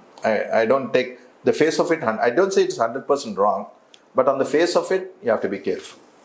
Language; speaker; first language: English; non-native, local second language; Telugu